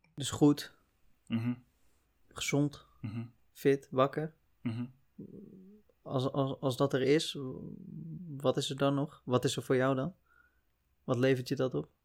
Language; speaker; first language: Dutch; native; Dutch